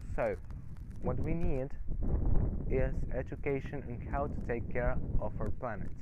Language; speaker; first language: English; non-native, fluent; Spanish